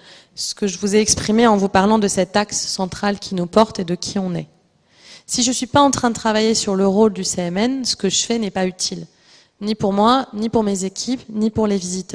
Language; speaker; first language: French; native; French